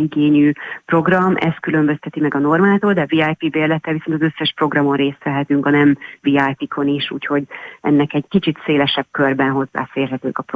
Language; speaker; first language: Hungarian; native; Hungarian